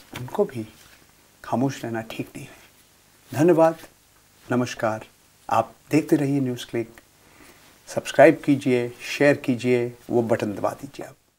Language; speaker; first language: Hindi; non-native, local second language; Bangla